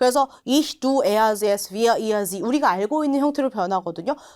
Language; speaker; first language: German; non-native, fluent; Korean